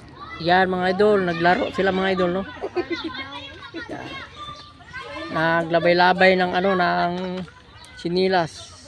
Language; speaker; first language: Filipino; non-native, local second language; Cebuano